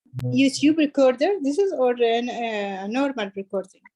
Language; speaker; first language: English; non-native, learner; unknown